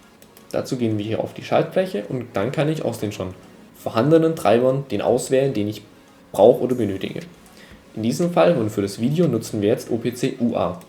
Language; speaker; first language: German; native; German